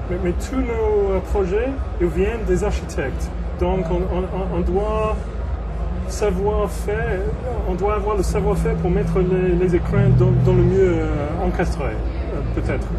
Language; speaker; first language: French; non-native, learner; English